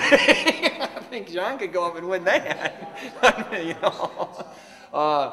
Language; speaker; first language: English; native; English